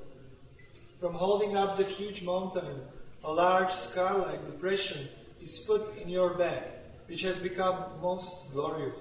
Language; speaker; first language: English; non-native, local second language; Tamil